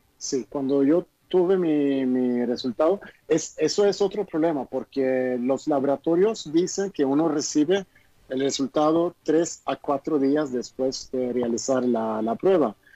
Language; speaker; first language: Spanish; non-native, fluent; Swedish